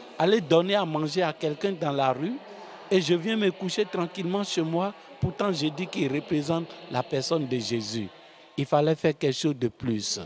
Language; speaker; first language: French; non-native, local second language; Fon